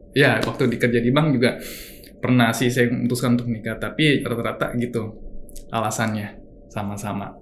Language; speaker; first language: Indonesian; native; Indonesian